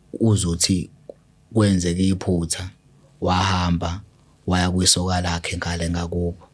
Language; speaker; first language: Zulu; native; Zulu